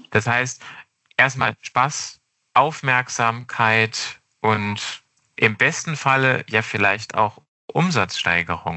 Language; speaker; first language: German; native; German